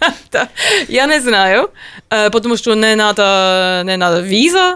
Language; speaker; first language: Russian; non-native, learner; English